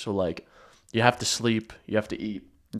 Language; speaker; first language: English; native; English